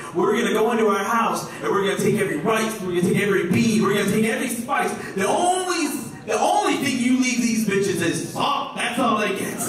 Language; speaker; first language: English; native; English